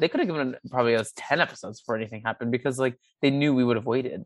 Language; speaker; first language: English; native; English